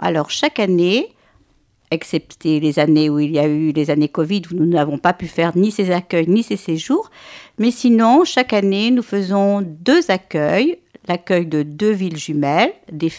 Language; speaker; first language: French; native; French